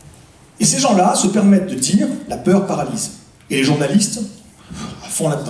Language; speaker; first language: French; native; French